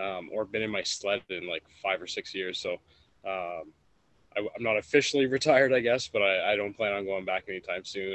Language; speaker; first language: English; native; English